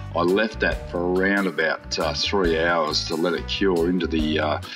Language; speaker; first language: English; native; English